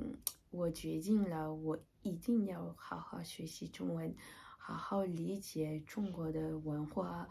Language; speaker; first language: Chinese; non-native, learner; French